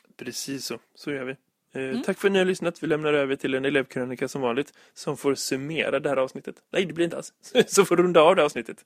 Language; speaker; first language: Swedish; native; Swedish